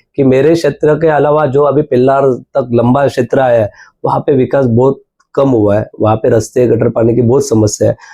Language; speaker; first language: Hindi; non-native, local second language; Marathi